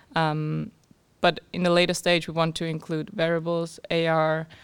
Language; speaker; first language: English; non-native, fluent; German